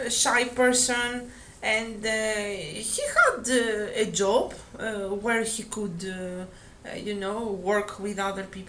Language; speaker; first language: English; non-native, fluent; Greek